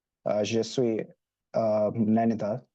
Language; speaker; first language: French; non-native, learner; Hindi